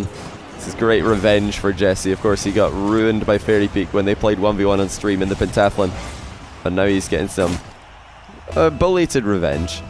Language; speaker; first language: English; native; English